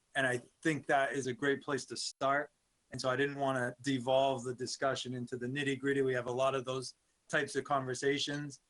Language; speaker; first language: English; native; English